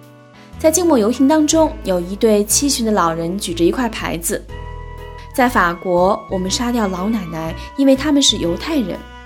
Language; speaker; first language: Chinese; native; Chinese